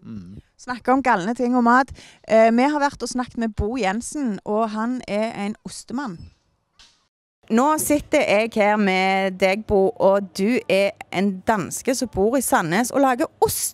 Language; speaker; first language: Norwegian; native; Norwegian